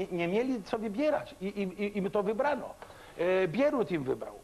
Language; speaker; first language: Polish; early bilingual, other home language; Greek